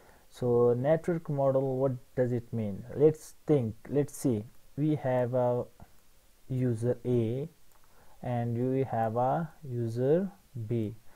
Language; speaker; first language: English; non-native, fluent; Persian